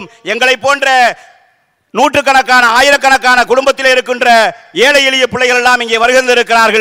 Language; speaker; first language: Tamil; native; Tamil